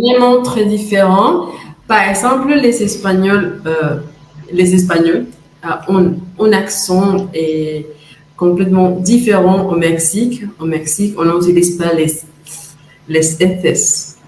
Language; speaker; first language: French; non-native, fluent; Spanish